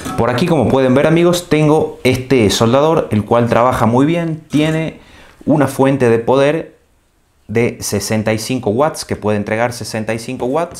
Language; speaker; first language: Spanish; native; Spanish